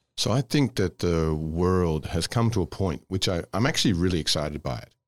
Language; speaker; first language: English; native; English